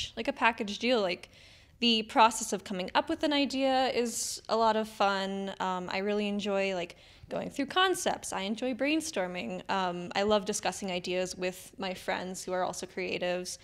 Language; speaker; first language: English; native; English